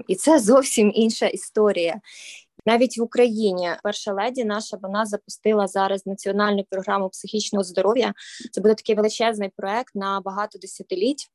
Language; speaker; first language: Ukrainian; native; Ukrainian